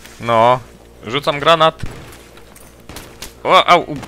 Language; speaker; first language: Polish; native; Polish